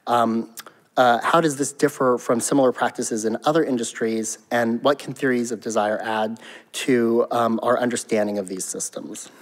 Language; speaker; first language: English; native; English